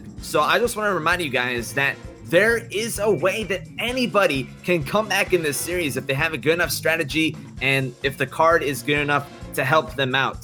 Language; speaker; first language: English; native; English